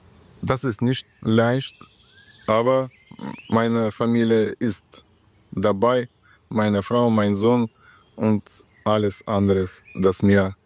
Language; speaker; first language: German; non-native, learner; Russian